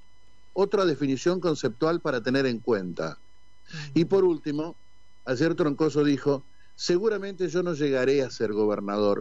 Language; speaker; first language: Spanish; native; Spanish